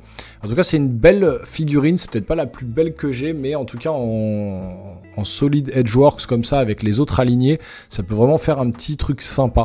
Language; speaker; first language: French; native; French